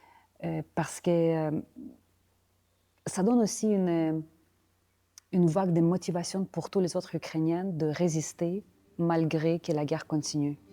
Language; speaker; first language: French; non-native, fluent; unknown